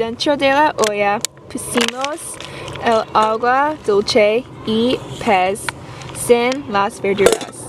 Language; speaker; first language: Spanish; non-native, learner; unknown